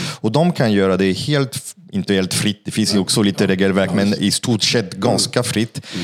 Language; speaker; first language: Swedish; non-native, fluent; French